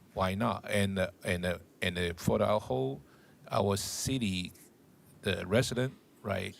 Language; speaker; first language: English; non-native, learner; Chinese